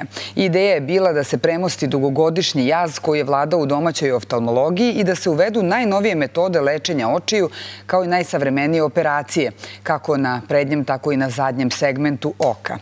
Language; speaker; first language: Bosnian; native; Bosnian